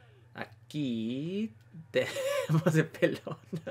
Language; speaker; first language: Spanish; early bilingual, heritage; Spanish